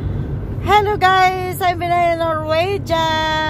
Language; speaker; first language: English; non-native, learner; Filipino